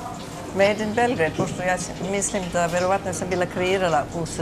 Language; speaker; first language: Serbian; early bilingual, heritage; Serbian